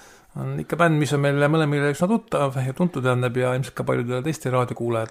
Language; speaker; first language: Estonian; native; Estonian